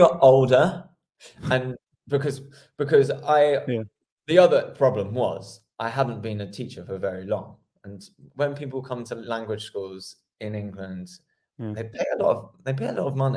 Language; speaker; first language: English; native; English